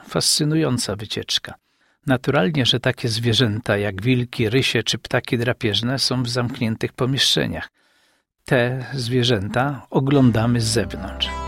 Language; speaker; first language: Polish; native; Polish